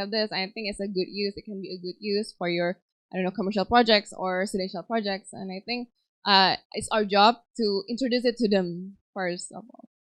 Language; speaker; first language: English; non-native, fluent; Indonesian